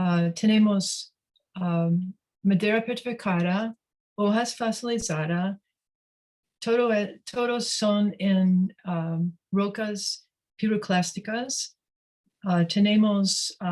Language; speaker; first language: Spanish; non-native, learner; English